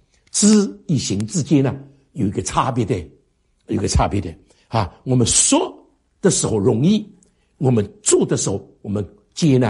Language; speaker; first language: Chinese; native; Chinese